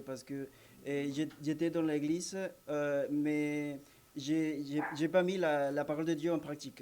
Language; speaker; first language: French; non-native, learner; Spanish